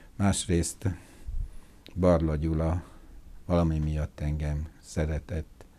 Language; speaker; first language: Hungarian; native; Hungarian